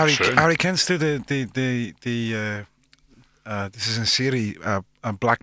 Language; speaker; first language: German; non-native, learner; English